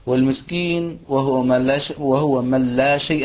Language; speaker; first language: Arabic; native; Arabic